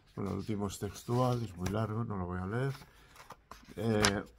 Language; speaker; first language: Spanish; native; Spanish